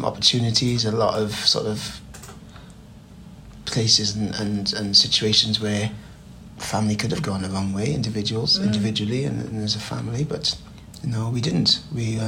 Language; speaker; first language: English; native; English